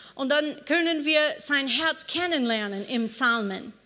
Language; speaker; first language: German; non-native, fluent; English